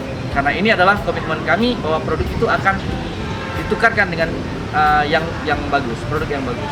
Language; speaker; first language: Indonesian; native; Indonesian